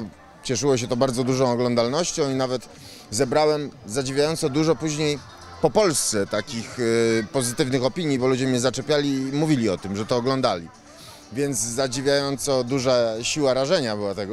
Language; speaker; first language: Polish; native; Polish